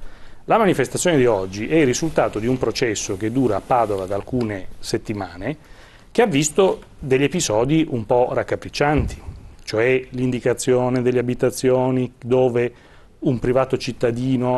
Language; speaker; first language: Italian; native; Italian